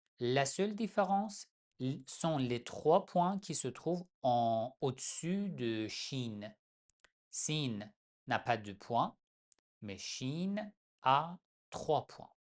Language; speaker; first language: French; non-native, fluent; Persian